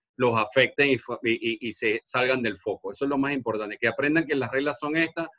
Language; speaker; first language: Spanish; native; Spanish